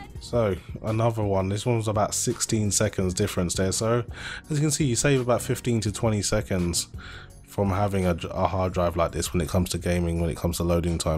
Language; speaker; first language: English; native; English